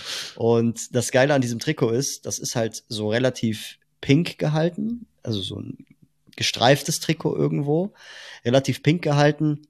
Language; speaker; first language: German; native; German